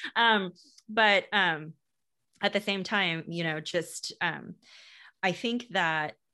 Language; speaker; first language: English; native; English